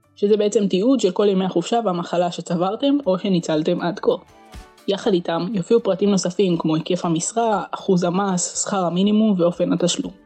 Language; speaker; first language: Hebrew; native; Hebrew